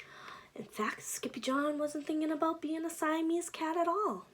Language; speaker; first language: English; native; English